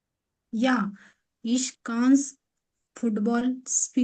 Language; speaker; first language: German; non-native, learner; Marathi